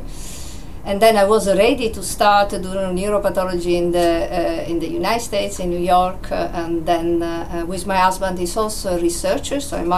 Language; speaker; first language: English; non-native, fluent; Italian